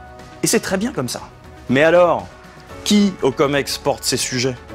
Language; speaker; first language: French; native; French